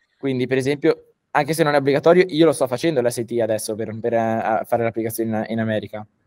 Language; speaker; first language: Italian; early bilingual, heritage; Italian